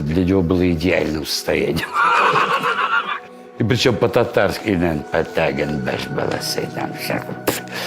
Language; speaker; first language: Russian; native; Russian